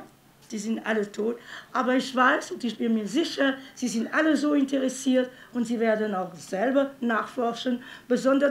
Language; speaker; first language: German; non-native, fluent; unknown